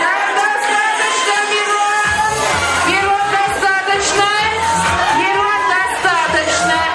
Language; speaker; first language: Russian; native; Russian